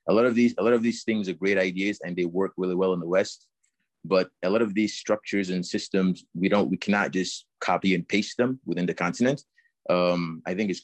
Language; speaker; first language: English; non-native, local second language; French